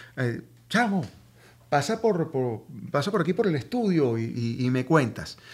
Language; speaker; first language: Spanish; native; Spanish